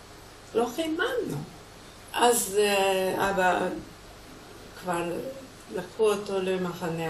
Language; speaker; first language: Hebrew; non-native, fluent; Hungarian